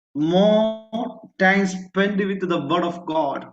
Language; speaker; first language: English; non-native, local second language; Malayalam